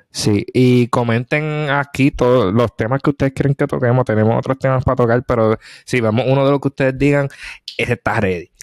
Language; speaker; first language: Spanish; native; Spanish